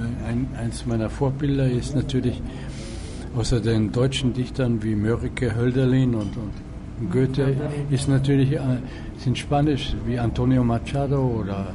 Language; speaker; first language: German; non-native, fluent; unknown